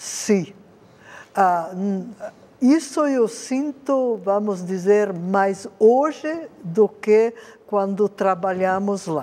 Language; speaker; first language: Portuguese; non-native, fluent; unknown